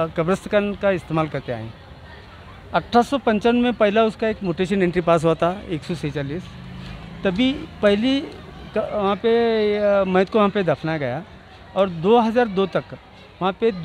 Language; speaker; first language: Hindi; non-native, local second language; Urdu